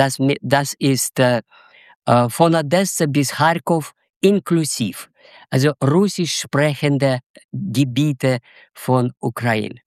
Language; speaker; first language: German; non-native, fluent; Russian